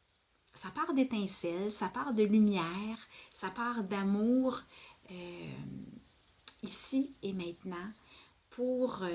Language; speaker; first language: French; native; French